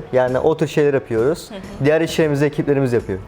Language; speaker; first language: Turkish; native; Turkish